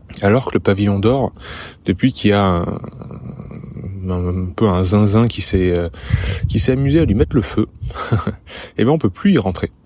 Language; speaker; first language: French; native; French